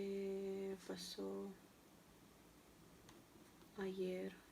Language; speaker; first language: Spanish; non-native, learner; Russian